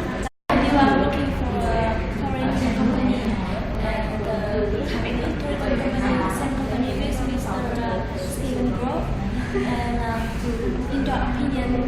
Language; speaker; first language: English; non-native, learner; Vietnamese